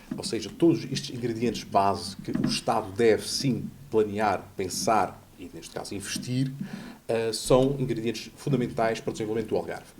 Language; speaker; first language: Portuguese; native; Portuguese